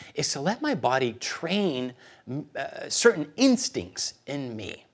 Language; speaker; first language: English; early bilingual, other home language; Spanish